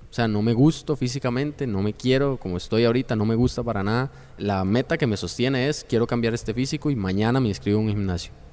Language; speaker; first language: Spanish; native; Spanish